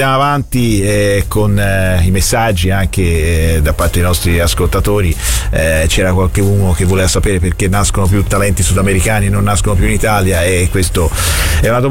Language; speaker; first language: Italian; native; Italian